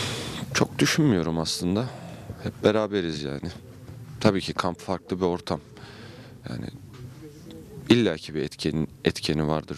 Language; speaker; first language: Turkish; native; Turkish